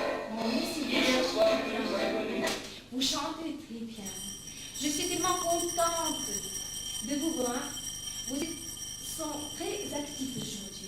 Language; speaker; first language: French; non-native, fluent; Russian